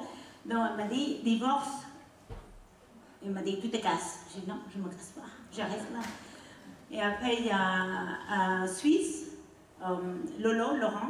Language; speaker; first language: French; non-native, learner; Khmer